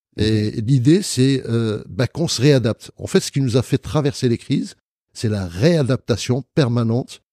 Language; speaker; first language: French; non-native, local second language; Arabic